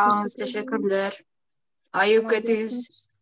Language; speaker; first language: Turkish; non-native, learner; Kyrgyz